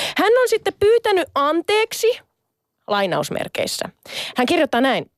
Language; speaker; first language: Finnish; early bilingual, other home language; Sinhala